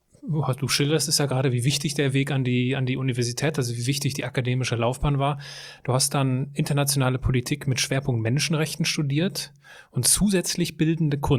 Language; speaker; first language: German; native; German